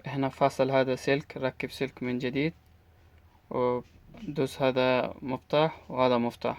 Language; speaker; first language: Arabic; non-native, learner; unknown